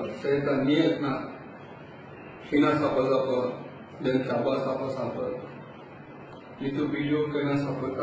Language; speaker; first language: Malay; non-native, learner; Bangla